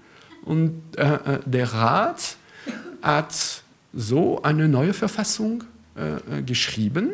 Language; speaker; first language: German; non-native, fluent; French